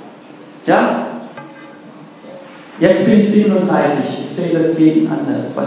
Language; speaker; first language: German; non-native, fluent; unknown